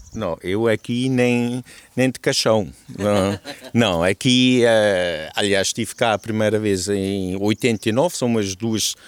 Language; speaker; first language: Portuguese; non-native, fluent; German